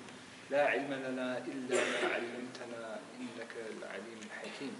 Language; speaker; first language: Arabic; non-native, fluent; English